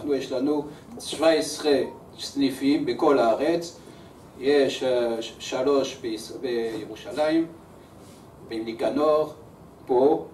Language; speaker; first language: Hebrew; early bilingual, other home language; French